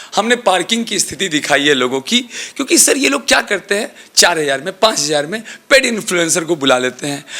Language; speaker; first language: Hindi; native; Hindi